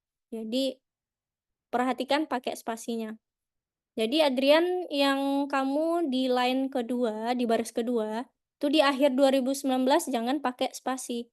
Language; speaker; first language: Indonesian; native; Indonesian